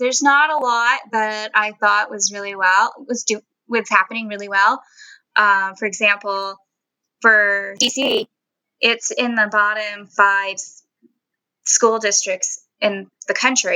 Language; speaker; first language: English; early bilingual, other home language; Spanish